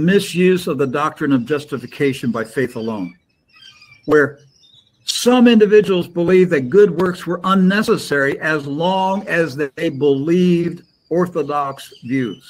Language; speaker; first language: English; native; English